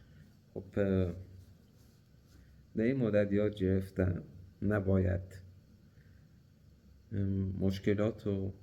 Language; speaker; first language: Persian; native; Persian